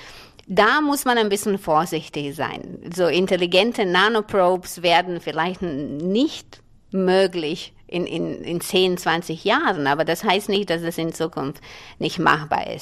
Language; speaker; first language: German; non-native, fluent; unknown